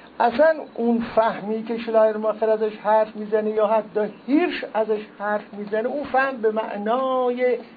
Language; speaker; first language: Persian; non-native, local second language; Azerbaijani